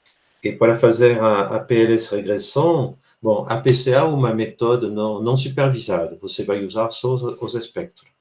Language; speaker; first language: Portuguese; non-native, fluent; French